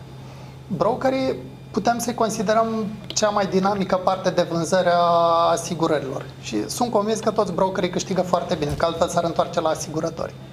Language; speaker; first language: Romanian; native; Romanian